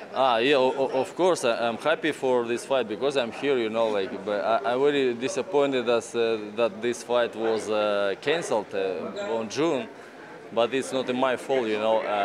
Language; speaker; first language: English; non-native, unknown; Russian